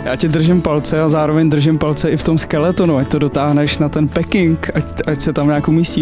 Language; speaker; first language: Czech; native; Czech